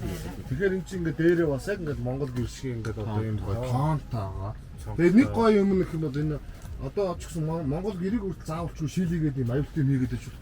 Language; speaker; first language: Mongolian; native; Mongolian